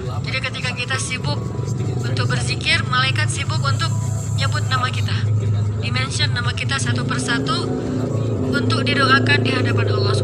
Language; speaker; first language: Indonesian; native; Indonesian